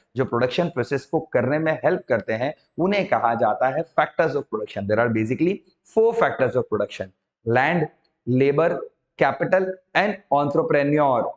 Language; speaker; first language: Hindi; native; Hindi